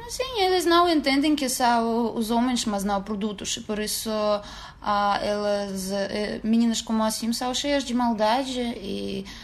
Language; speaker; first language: Portuguese; non-native, fluent; Russian